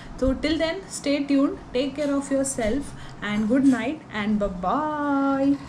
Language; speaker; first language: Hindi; non-native, local second language; Tulu